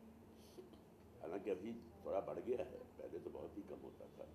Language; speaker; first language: Hindi; native; Hindi